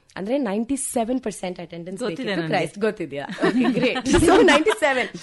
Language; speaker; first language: Kannada; non-native, local second language; Tamil